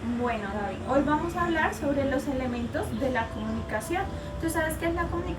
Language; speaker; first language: Spanish; native; Spanish